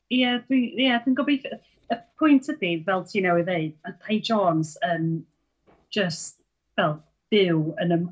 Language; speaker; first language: Welsh; native; Welsh